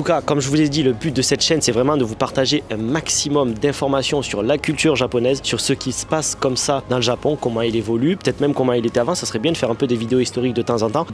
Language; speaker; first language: French; native; French